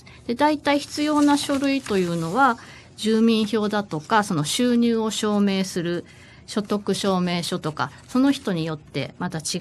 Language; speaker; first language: Japanese; native; Japanese